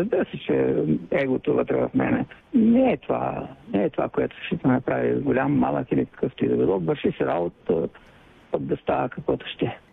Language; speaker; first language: Bulgarian; native; Bulgarian